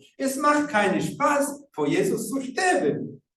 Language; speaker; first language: German; non-native, fluent; Rundi